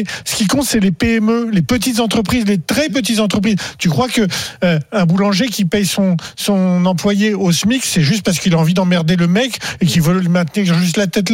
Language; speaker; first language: French; native; French